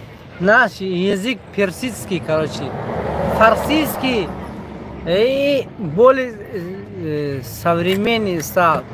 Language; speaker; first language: Russian; non-native, local second language; Tajik